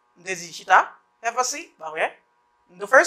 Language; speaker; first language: English; non-native, fluent; Haitian Creole